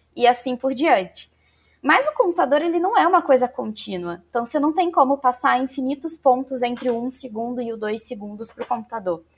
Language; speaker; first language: Portuguese; native; Portuguese